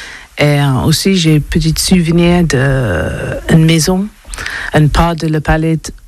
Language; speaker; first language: French; non-native, learner; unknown